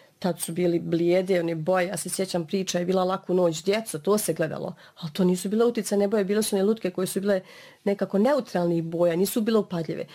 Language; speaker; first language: Bosnian; native; Bosnian